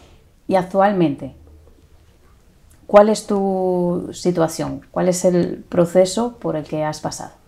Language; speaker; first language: Spanish; native; Spanish